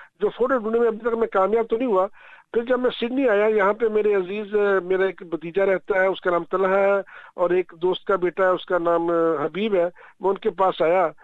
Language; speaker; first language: Urdu; non-native, local second language; Punjabi